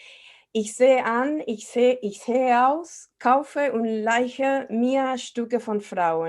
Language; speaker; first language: German; non-native, fluent; Spanish